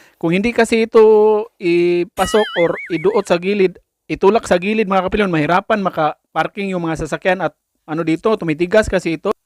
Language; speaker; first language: Filipino; non-native, local second language; Cebuano